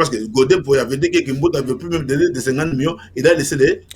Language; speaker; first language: French; non-native, local second language; Lingala